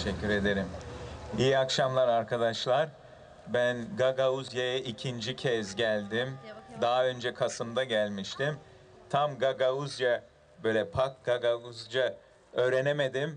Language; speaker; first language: Turkish; early bilingual, heritage; Turkish